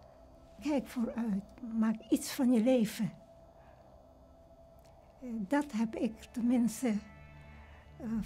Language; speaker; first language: Dutch; early bilingual, other home language; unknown